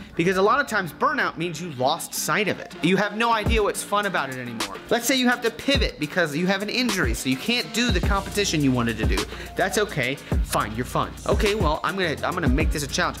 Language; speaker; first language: English; native; English